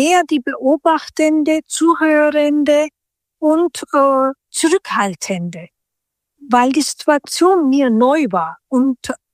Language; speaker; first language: German; non-native, local second language; Turkish